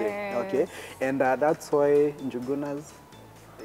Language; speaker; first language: English; non-native, local second language; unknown